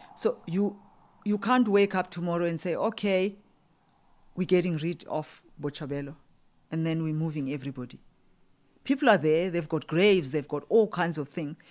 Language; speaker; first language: English; non-native, local second language; Xhosa